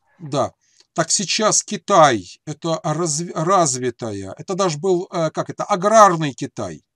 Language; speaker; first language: Russian; native; Russian